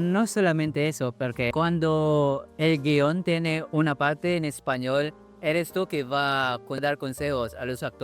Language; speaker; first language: Spanish; non-native, fluent; Filipino